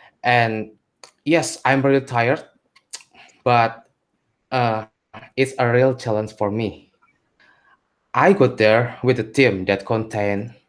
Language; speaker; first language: English; non-native, learner; Indonesian